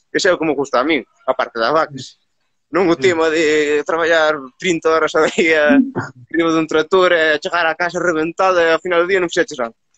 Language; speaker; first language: Galician; native; Galician